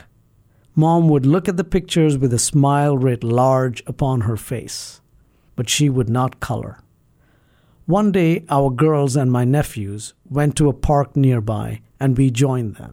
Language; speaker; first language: English; non-native, local second language; Malayalam